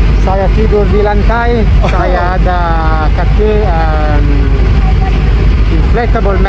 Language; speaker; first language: Indonesian; non-native, learner; Italian